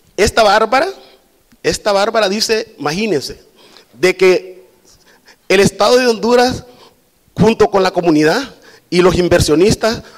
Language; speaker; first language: Spanish; native; Spanish